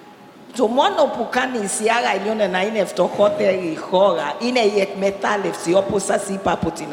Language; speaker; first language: Greek; non-native, learner; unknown